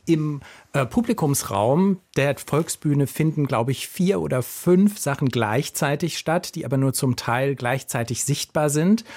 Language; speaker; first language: German; native; German